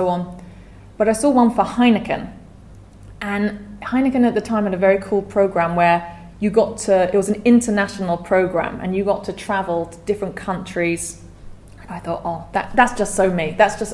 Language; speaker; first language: English; native; English